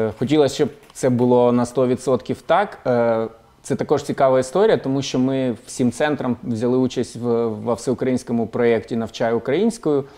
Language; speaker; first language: Ukrainian; non-native, local second language; Russian